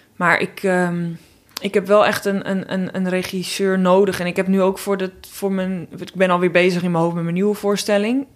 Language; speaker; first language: Dutch; native; Dutch